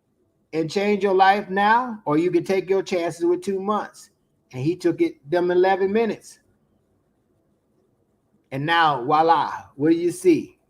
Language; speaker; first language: English; native; English